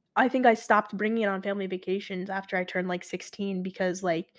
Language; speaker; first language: English; early bilingual, other home language; Arabic